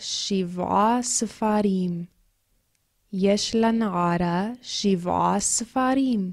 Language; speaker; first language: Hebrew; non-native, fluent; English